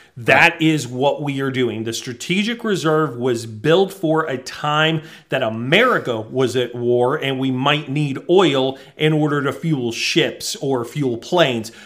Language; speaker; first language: English; native; English